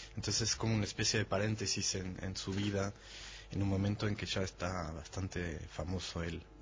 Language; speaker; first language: Spanish; non-native, fluent; French